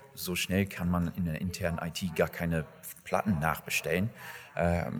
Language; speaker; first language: German; non-native, fluent; English